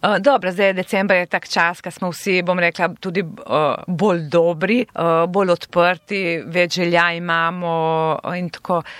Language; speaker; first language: Slovenian; non-native, local second language; Serbian